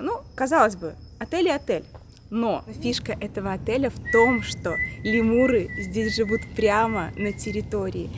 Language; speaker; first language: Russian; native; Russian